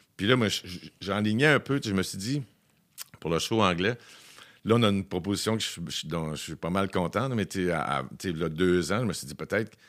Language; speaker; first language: French; native; French